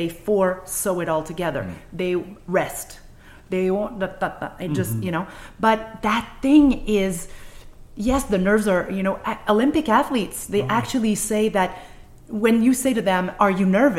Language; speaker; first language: English; non-native, fluent; French